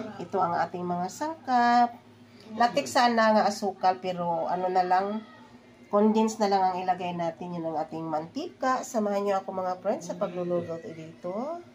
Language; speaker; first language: Filipino; non-native, local second language; Cebuano